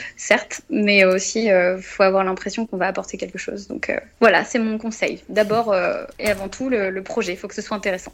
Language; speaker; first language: French; native; French